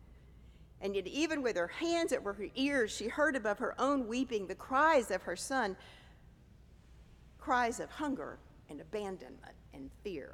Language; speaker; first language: English; native; English